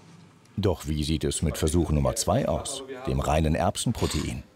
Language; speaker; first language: German; native; German